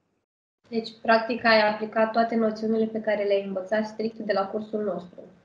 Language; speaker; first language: Romanian; native; Romanian